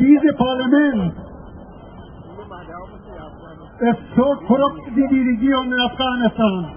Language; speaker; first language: German; non-native, fluent; Persian